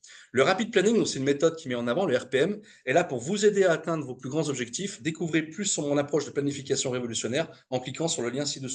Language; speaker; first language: French; native; French